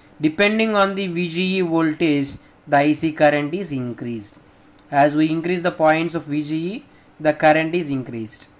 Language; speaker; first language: English; non-native, local second language; Telugu